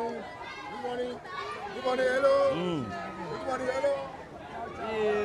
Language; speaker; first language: English; non-native, learner; Kinyarwanda